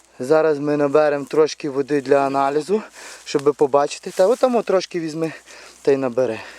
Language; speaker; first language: Ukrainian; native; Ukrainian